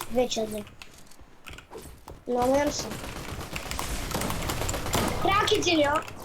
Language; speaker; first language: Bulgarian; native; Bulgarian